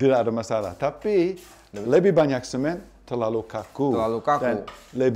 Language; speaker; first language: Indonesian; non-native, learner; English